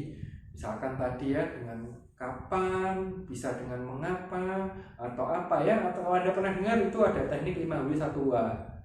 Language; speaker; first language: Indonesian; native; Indonesian